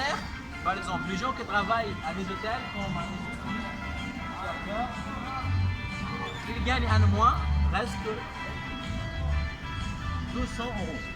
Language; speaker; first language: French; non-native, learner; Arabic